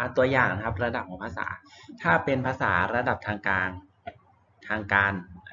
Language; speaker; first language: Thai; native; Thai